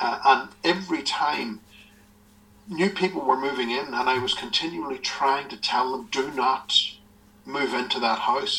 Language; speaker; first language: English; native; English